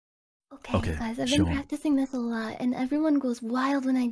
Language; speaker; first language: English; native; English